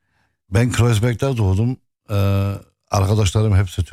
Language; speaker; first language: Turkish; non-native, local second language; Arabic